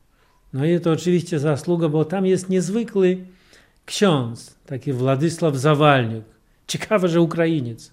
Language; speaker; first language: Polish; non-native, fluent; Russian